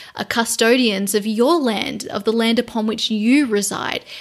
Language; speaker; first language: English; native; English